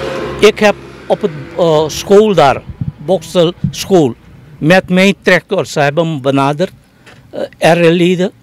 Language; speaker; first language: Dutch; non-native, local second language; Caribbean Hindustani